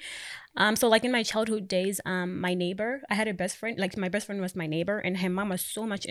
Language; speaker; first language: English; non-native, local second language; Tswana